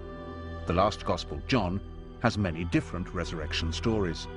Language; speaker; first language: English; native; English